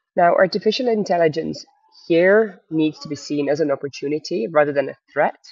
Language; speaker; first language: English; non-native, fluent; Estonian